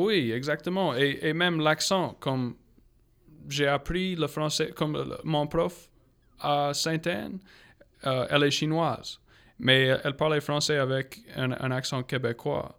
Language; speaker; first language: French; non-native, local second language; English